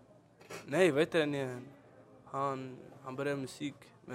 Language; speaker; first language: Swedish; early bilingual, other home language; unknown